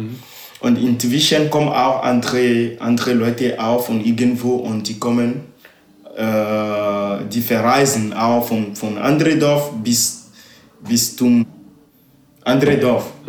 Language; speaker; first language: German; non-native, learner; Ewe